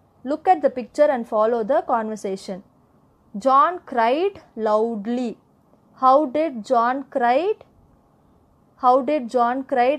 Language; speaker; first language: English; non-native, local second language; Tamil